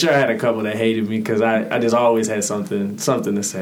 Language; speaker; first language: English; native; English